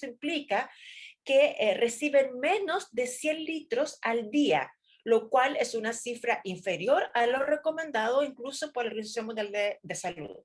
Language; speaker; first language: Spanish; native; Spanish